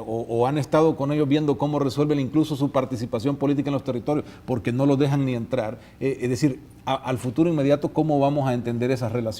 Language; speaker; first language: Spanish; native; Spanish